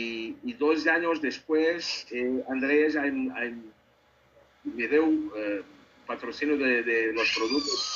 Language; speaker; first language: Spanish; non-native, learner; Portuguese